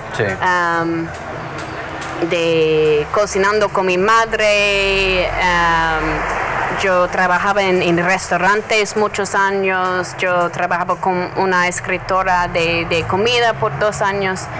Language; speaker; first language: Spanish; non-native, learner; English